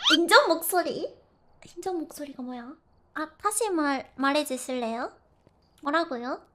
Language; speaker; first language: Korean; non-native, fluent; Japanese